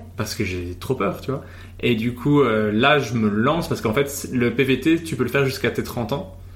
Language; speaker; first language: French; native; French